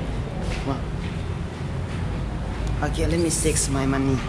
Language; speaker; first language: English; non-native, learner; Lao